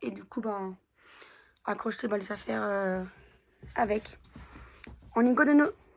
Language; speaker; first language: French; native; French